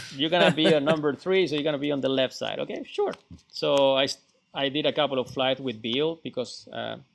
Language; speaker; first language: English; non-native, fluent; Spanish